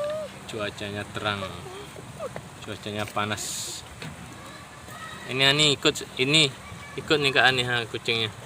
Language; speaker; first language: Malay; non-native, local second language; Javanese